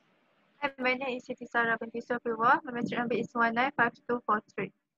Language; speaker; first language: English; non-native, local second language; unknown